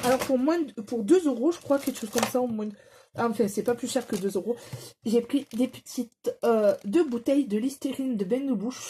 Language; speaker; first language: French; native; French